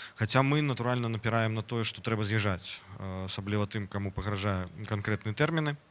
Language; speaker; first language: Belarusian; non-native, local second language; Russian